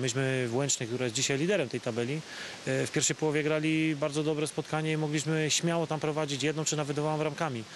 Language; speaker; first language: Polish; native; Polish